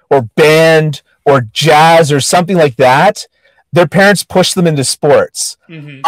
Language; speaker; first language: English; native; English